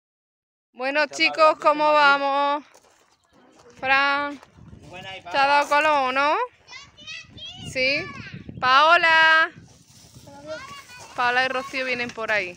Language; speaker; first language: Spanish; native; Spanish